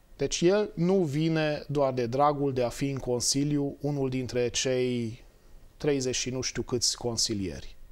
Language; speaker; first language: Romanian; non-native, local second language; Hungarian